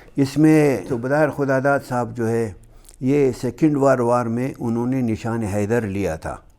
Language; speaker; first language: Urdu; non-native, local second language; Hazaragi